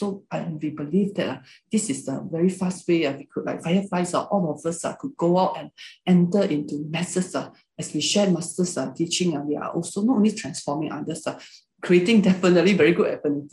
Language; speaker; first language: English; non-native, local second language; Hakka Chinese